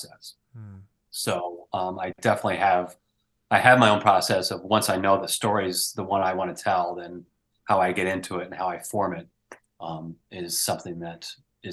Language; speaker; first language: English; native; English